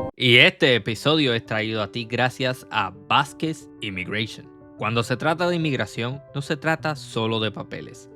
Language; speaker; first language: Spanish; native; Spanish